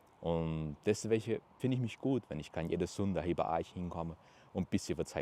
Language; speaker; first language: German; early bilingual, heritage; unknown